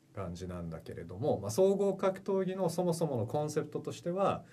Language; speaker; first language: Japanese; early bilingual, heritage; Japanese